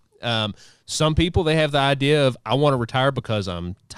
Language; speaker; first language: English; native; English